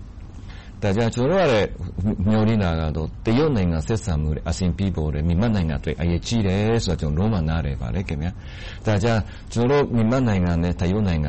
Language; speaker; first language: Burmese; non-native, fluent; Japanese